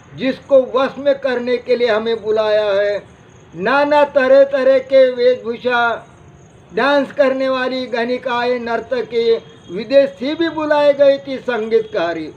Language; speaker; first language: Hindi; non-native, local second language; Marathi